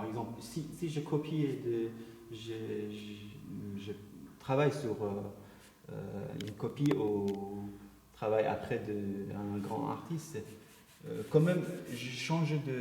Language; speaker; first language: French; non-native, learner; Persian